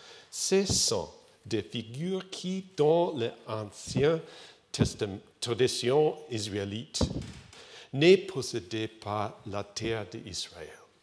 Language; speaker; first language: French; non-native, learner; English